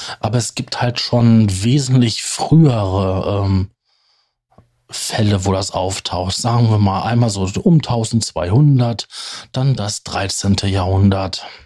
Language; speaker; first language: German; native; German